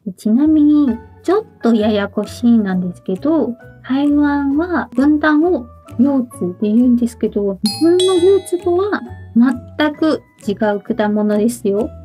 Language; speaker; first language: Japanese; non-native, fluent; Chinese